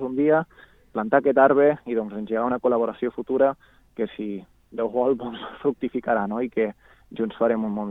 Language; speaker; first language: Catalan; native; Catalan